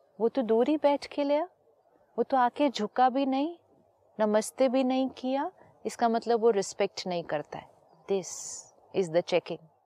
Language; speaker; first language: Hindi; native; Hindi